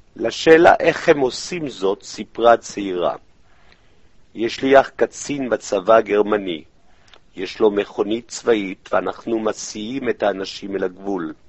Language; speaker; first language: Hebrew; non-native, fluent; French